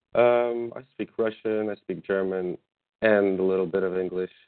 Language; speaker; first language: English; non-native, fluent; Russian